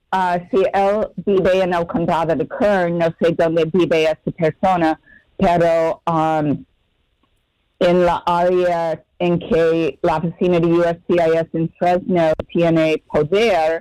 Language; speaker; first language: Spanish; non-native, fluent; English